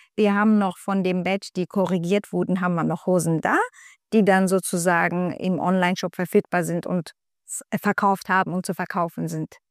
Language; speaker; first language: German; non-native, fluent; Turkish